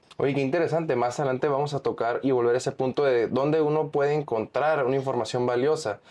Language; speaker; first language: Spanish; native; Spanish